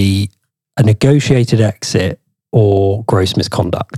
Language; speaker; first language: English; native; English